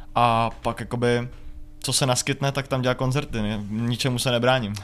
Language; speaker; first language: Czech; native; Czech